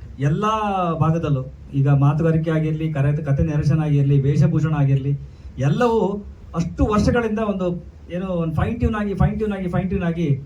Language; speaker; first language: Kannada; native; Kannada